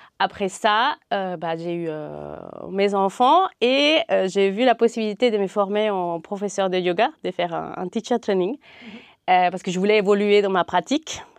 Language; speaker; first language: French; non-native, fluent; Spanish